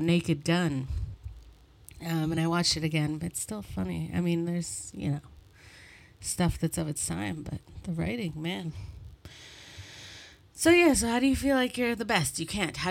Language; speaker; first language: English; native; English